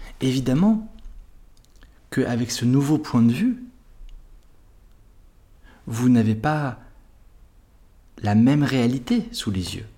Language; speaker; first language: French; native; French